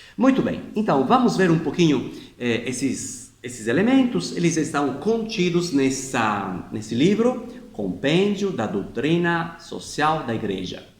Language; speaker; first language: Portuguese; non-native, fluent; Italian